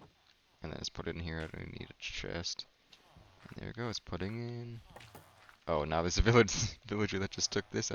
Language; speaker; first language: English; native; English